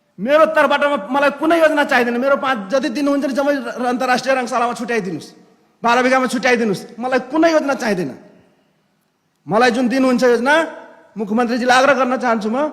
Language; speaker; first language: Nepali; non-native, local second language; Maithili